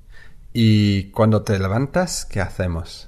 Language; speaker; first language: Spanish; non-native, fluent; English